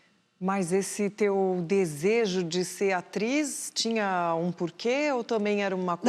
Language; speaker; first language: Portuguese; native; Portuguese